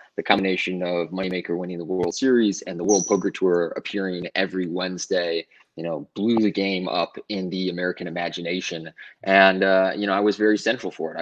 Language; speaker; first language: English; native; English